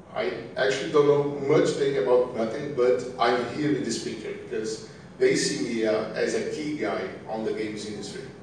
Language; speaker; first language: English; non-native, learner; Portuguese